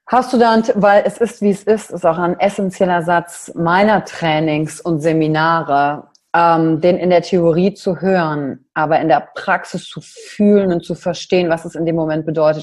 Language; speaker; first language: German; native; German